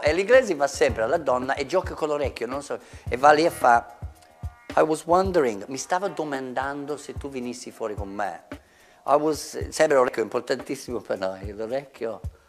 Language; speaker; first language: Italian; non-native, fluent; English